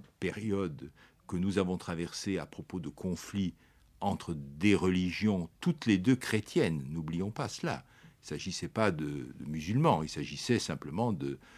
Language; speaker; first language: French; early bilingual, other home language; Italian